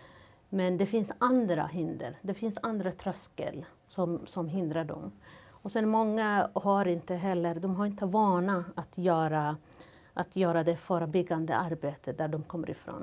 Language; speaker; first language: Swedish; non-native, fluent; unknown